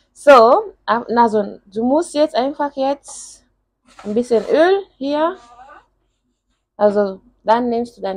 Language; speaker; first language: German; non-native, learner; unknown